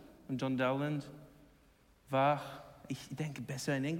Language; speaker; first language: German; non-native, learner; English